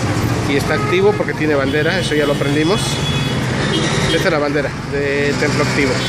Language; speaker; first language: Spanish; native; Spanish